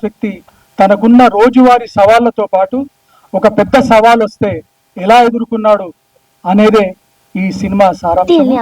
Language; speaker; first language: Telugu; native; Telugu